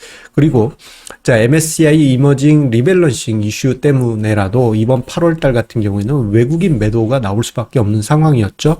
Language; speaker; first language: Korean; native; Korean